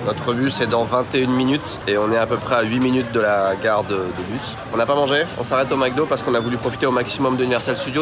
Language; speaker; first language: French; native; French